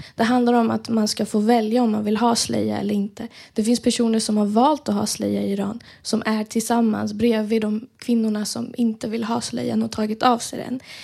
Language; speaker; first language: Swedish; early bilingual, other home language; Persian